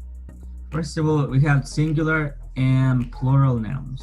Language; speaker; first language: English; non-native, fluent; Spanish